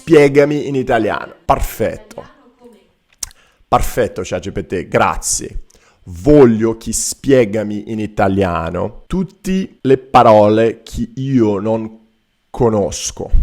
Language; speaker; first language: Italian; non-native, learner; Portuguese